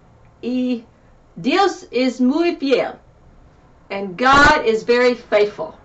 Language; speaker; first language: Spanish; non-native, learner; English